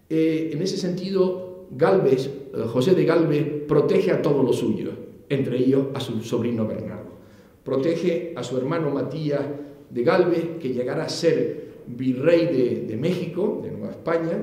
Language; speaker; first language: Spanish; native; Spanish